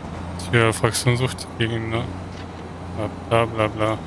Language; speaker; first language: German; native; German